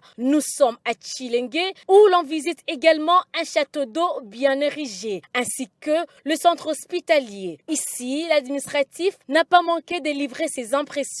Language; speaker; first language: French; native; French